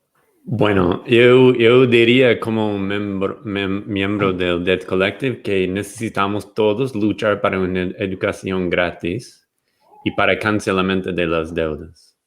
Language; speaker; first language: Spanish; non-native, fluent; English